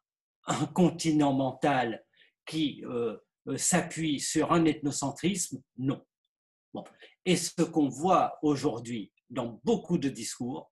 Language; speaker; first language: French; native; French